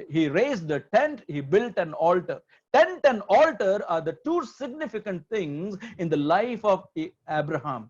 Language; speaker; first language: English; non-native, local second language; Marathi